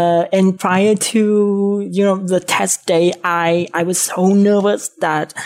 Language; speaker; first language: English; non-native, fluent; Vietnamese